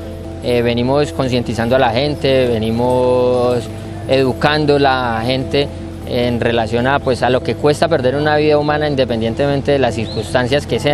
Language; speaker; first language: Spanish; native; Spanish